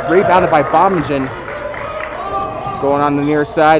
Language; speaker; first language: English; native; English